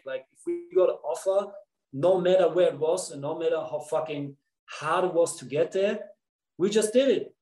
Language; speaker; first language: English; non-native, fluent; Dutch